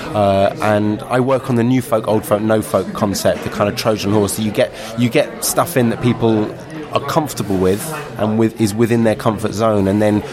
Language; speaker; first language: English; native; English